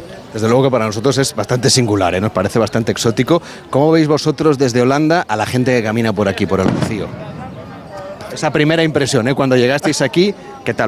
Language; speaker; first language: Spanish; native; Spanish